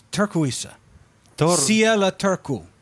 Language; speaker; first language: Finnish; non-native, learner; English